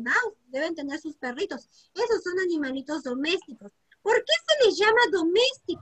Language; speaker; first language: Spanish; native; Spanish